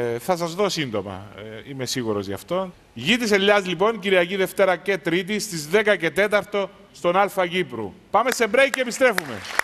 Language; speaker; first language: Greek; native; Greek